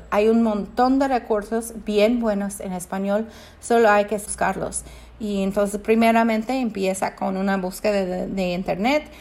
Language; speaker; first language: Spanish; non-native, fluent; English